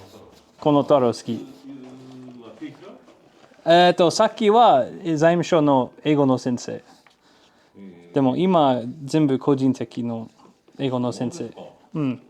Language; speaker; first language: Japanese; non-native, learner; English